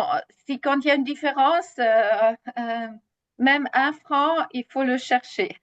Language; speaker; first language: French; non-native, fluent; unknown